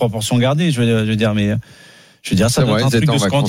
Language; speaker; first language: French; native; French